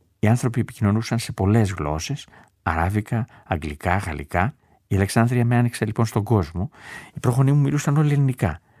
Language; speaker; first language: Greek; native; Greek